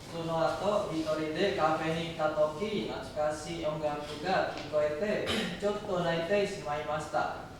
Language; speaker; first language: Japanese; non-native, learner; Indonesian